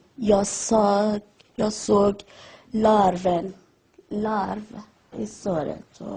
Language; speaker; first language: Swedish; non-native, learner; Persian